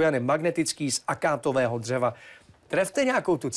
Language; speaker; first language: Czech; native; Czech